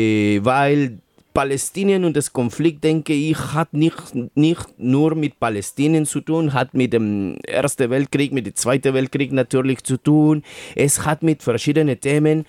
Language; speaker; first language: German; non-native, fluent; Spanish